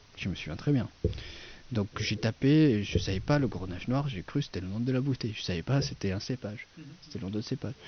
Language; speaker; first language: French; non-native, fluent; Persian